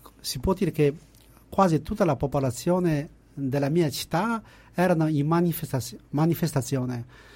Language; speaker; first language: Italian; non-native, fluent; Chinese